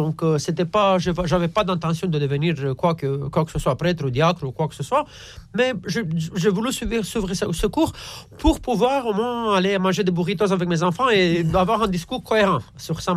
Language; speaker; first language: French; non-native, fluent; Romanian